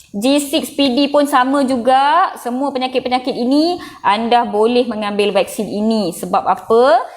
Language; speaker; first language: Malay; non-native, local second language; Tamil